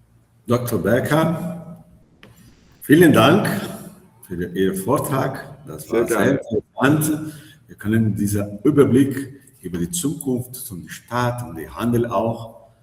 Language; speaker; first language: German; non-native, learner; Portuguese